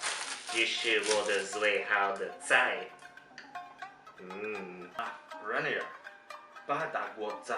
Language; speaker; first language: Chinese; non-native, learner; English